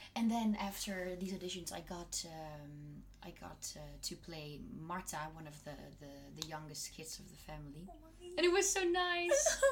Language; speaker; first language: English; non-native, fluent; Dutch